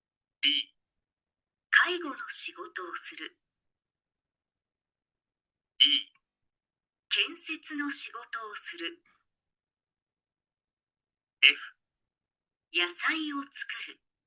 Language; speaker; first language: Japanese; non-native, learner; Bangla